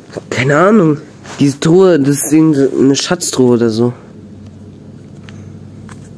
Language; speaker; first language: German; early bilingual, other home language; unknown